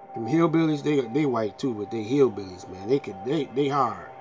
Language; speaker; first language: English; native; English